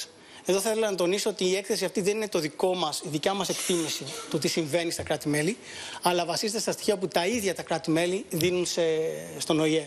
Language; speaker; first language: Greek; native; Greek